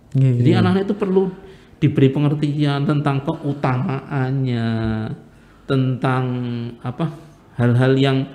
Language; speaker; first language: Indonesian; native; Indonesian